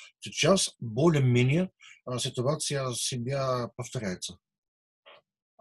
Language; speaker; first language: Russian; non-native, learner; Dutch